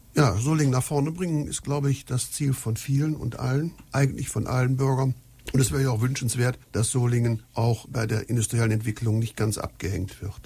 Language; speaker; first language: German; native; German